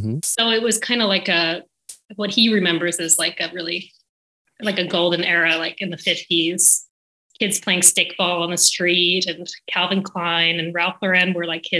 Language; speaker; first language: English; native; English